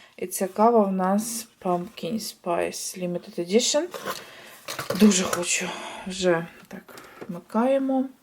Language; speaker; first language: Ukrainian; non-native, local second language; Russian